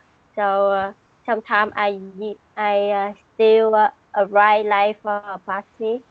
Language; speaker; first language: English; non-native, learner; Vietnamese